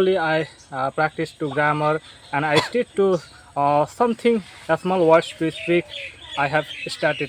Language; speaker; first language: English; non-native, learner; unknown